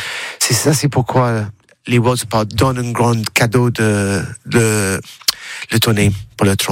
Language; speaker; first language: French; non-native, learner; English